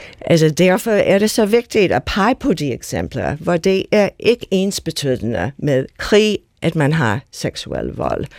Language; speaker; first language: Danish; non-native, fluent; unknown